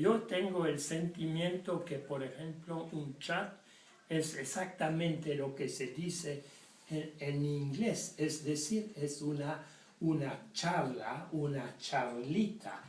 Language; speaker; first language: Spanish; non-native, fluent; French